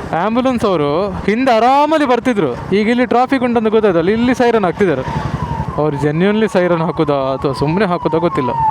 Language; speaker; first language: Kannada; non-native, local second language; Tulu